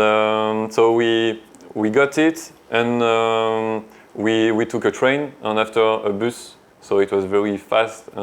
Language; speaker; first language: English; non-native, learner; French